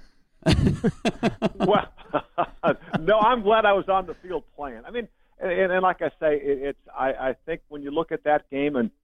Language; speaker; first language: English; native; English